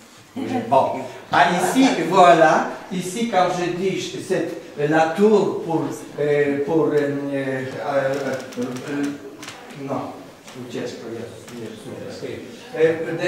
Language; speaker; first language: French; non-native, learner; Polish